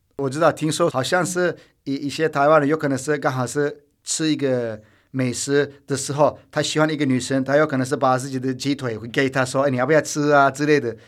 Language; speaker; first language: Chinese; non-native, fluent; Turkish